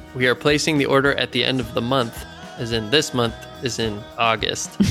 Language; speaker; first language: English; native; English